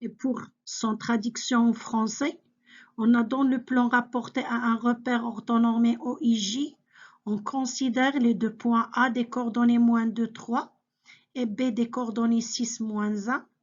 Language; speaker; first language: French; non-native, local second language; Arabic